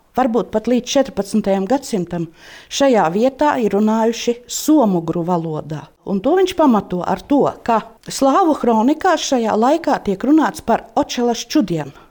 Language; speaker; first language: Latvian; native; Latvian